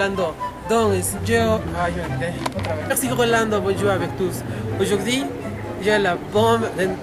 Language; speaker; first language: French; non-native, learner; Spanish